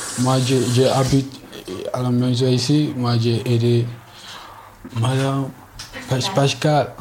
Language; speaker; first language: French; non-native, learner; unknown